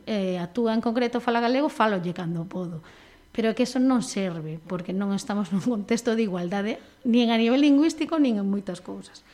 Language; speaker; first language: Galician; native; Galician